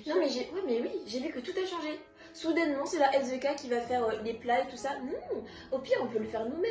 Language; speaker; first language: French; native; French